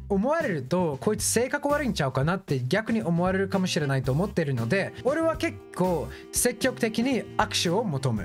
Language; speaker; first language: Japanese; non-native, fluent; English